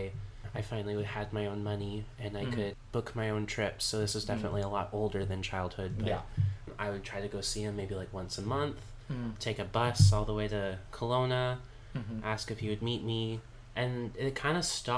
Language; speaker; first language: English; native; English